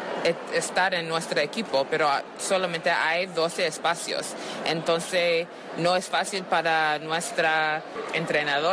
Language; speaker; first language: Spanish; non-native, learner; English